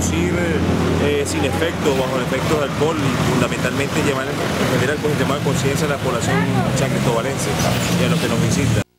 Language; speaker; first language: Spanish; native; Spanish